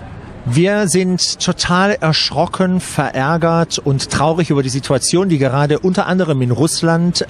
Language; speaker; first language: German; native; German